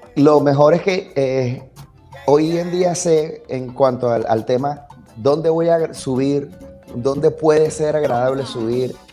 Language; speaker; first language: Spanish; native; Spanish